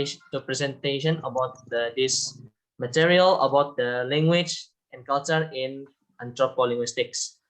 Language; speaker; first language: English; non-native, learner; Indonesian